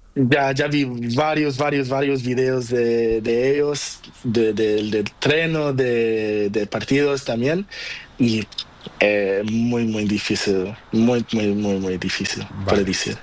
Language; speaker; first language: Spanish; non-native, learner; Portuguese